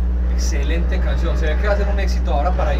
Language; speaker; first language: Spanish; native; Spanish